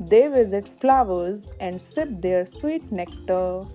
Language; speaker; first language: English; non-native, local second language; Hindi